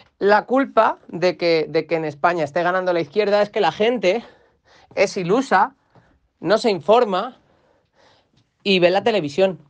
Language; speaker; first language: Spanish; native; Spanish